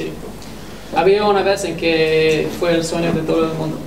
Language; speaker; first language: Spanish; non-native, fluent; English